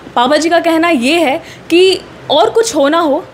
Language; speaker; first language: Hindi; native; Hindi